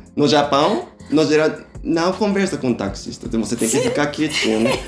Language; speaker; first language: Portuguese; non-native, learner; Japanese